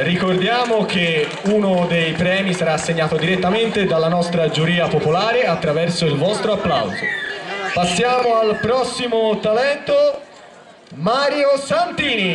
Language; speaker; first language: Italian; native; Italian